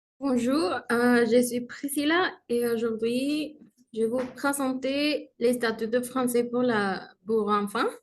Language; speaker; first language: French; non-native, learner; Spanish